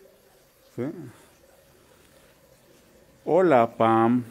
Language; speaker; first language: Spanish; native; Spanish